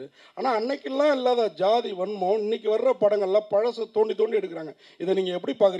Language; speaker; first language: Tamil; native; Tamil